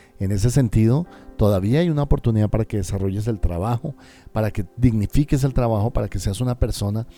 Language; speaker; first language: Spanish; native; Spanish